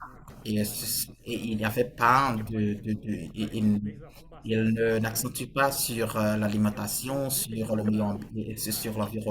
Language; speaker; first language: French; non-native, fluent; Portuguese